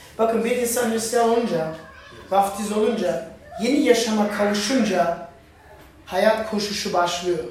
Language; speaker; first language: Turkish; non-native, fluent; German